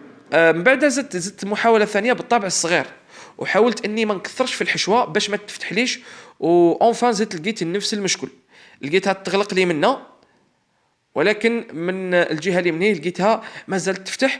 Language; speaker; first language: Arabic; native; Arabic